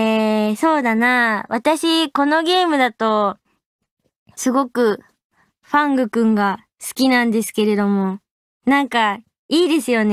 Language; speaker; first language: Japanese; native; Japanese